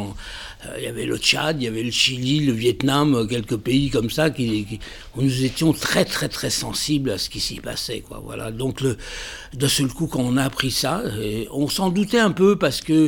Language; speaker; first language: French; native; French